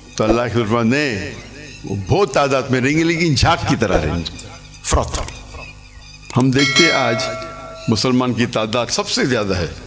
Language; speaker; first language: Urdu; non-native, local second language; English